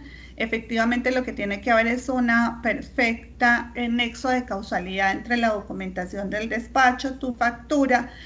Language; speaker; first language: Spanish; native; Spanish